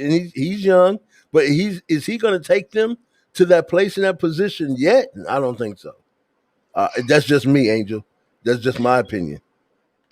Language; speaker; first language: English; native; English